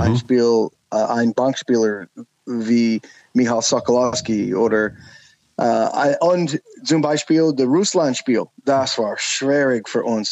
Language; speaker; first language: German; non-native, learner; English